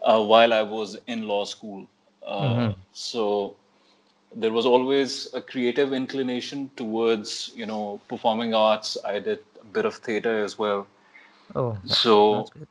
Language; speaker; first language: English; non-native, local second language; Urdu